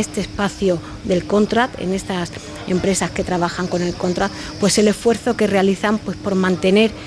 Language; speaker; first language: Spanish; native; Spanish